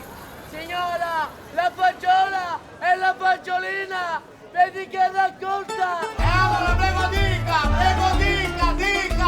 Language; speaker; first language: Italian; native; Italian